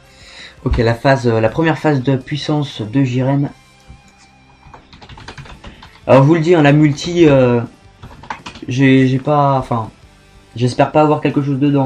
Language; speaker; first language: French; native; French